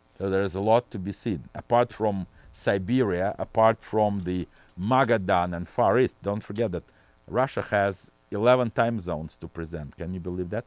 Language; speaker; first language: English; non-native, fluent; Russian